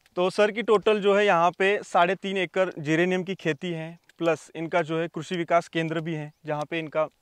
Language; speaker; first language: Hindi; native; Hindi